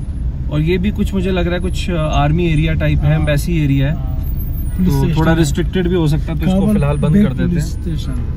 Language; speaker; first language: Hindi; native; Hindi